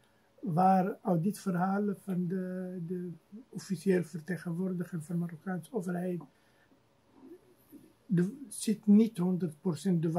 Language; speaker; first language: Dutch; non-native, fluent; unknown